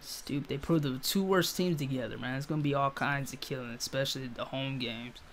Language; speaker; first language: English; native; English